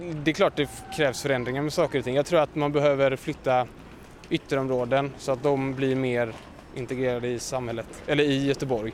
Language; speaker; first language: Swedish; native; Swedish